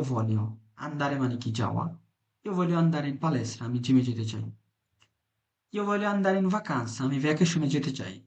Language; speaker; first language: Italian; non-native, fluent; Bangla